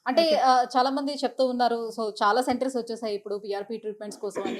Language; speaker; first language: Telugu; native; Telugu